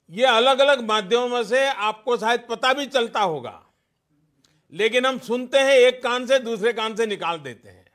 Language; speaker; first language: Hindi; non-native, local second language; Gujarati